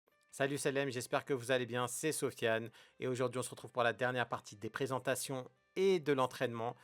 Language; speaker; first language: French; native; French